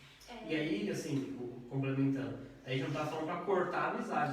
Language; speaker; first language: Portuguese; native; Portuguese